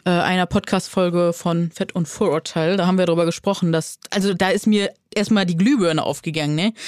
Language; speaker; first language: German; native; German